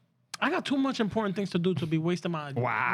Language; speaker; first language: English; early bilingual, other home language; Spanish